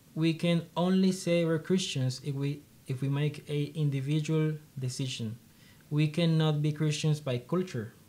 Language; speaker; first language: English; non-native, fluent; Spanish